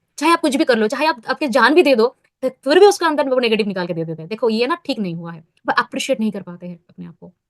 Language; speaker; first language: Hindi; non-native, local second language; Bangla